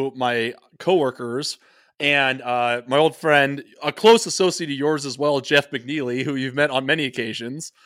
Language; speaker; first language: English; native; English